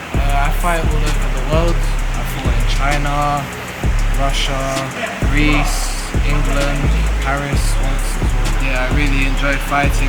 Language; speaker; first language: English; non-native, fluent; Dutch